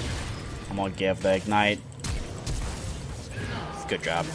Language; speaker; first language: English; native; English